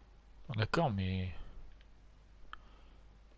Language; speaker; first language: French; native; French